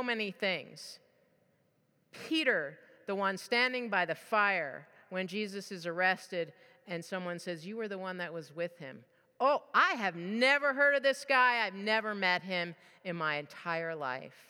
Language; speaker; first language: English; native; English